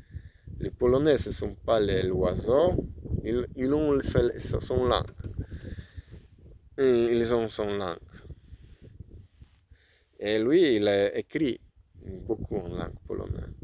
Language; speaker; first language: French; non-native, learner; Polish